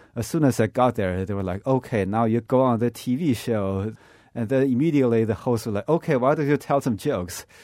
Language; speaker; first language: English; non-native, fluent; Chinese